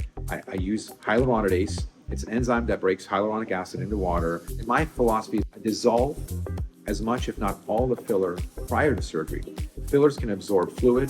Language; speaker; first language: English; native; English